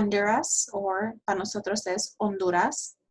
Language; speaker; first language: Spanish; early bilingual, heritage; Spanish